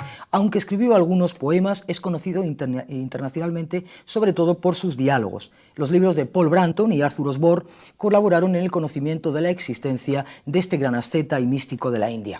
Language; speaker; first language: Spanish; native; Spanish